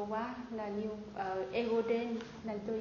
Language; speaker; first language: Japanese; non-native, learner; Vietnamese